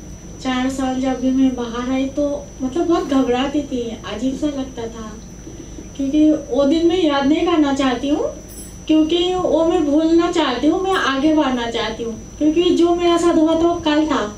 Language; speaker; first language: Hindi; non-native, local second language; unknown